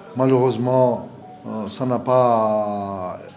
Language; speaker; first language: French; non-native, local second language; Arabic